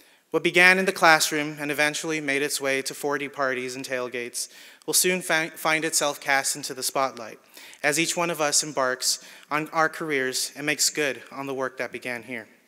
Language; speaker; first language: English; early bilingual, other home language; Spanish